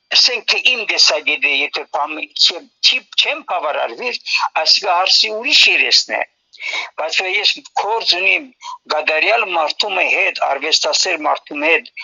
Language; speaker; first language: Armenian; early bilingual, heritage; Armenian